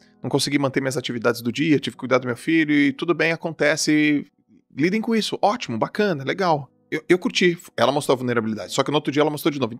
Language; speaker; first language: Portuguese; native; Portuguese